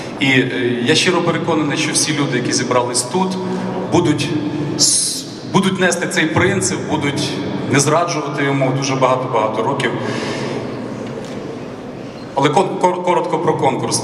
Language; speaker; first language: Ukrainian; native; Ukrainian